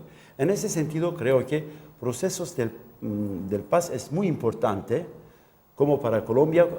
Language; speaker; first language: Spanish; non-native, local second language; Kurdish